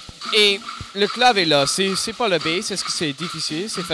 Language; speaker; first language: French; non-native, local second language; English